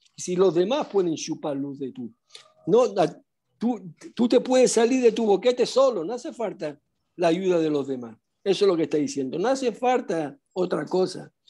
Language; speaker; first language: Spanish; non-native, fluent; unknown